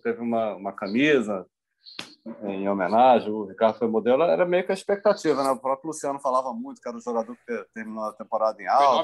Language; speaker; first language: Portuguese; native; Portuguese